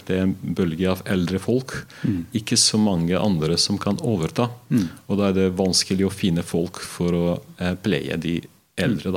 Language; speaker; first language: Norwegian; non-native, fluent; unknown